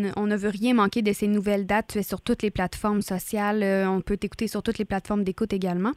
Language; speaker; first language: French; native; French